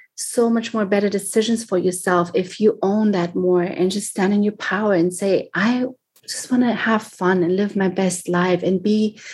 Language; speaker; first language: English; non-native, fluent; German